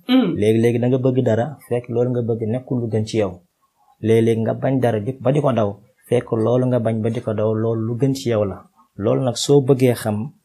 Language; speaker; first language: Wolof; non-native, local second language; Fula